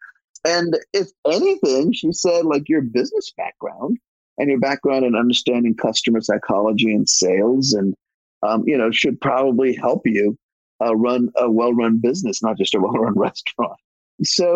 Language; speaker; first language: English; native; English